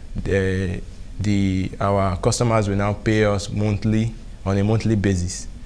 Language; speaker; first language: English; non-native, local second language; Igbo